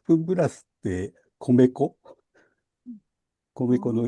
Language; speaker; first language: Indonesian; non-native, learner; Japanese